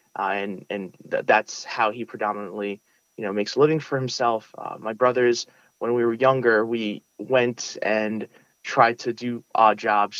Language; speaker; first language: English; early bilingual, other home language; Russian